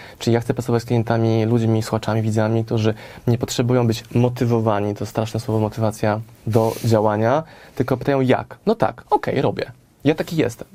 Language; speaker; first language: Polish; native; Polish